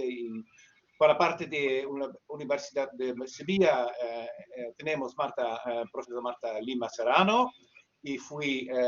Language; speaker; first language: Spanish; non-native, learner; Dutch